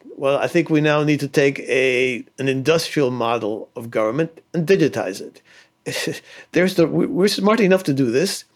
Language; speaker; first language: English; early bilingual, other home language; Spanish